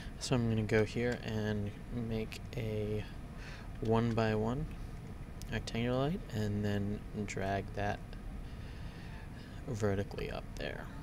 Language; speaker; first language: English; native; English